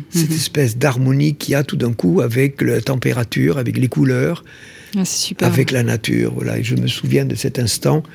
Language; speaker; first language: French; native; French